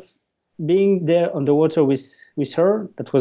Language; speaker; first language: English; non-native, fluent; French